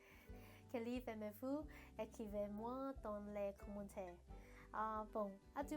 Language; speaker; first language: French; non-native, learner; Cantonese